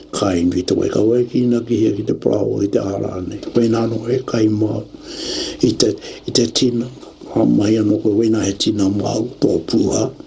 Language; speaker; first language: Māori; native; Māori